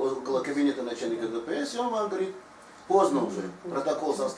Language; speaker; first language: Russian; non-native, fluent; Tajik